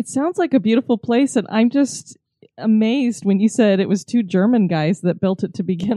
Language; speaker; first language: English; native; English